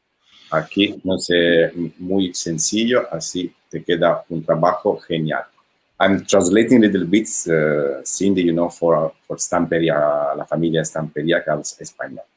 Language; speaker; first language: Spanish; non-native, fluent; Italian